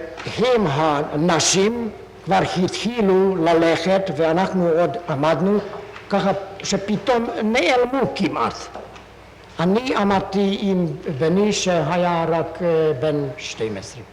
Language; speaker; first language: Hebrew; non-native, fluent; Hungarian